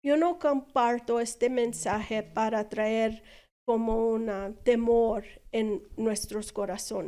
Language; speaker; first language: Spanish; non-native, fluent; English